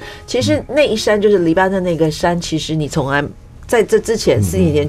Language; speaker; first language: Chinese; native; Chinese